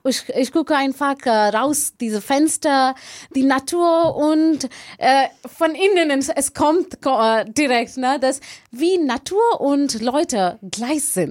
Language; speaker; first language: German; non-native, fluent; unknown